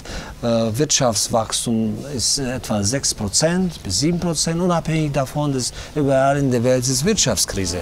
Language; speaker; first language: German; non-native, learner; Tajik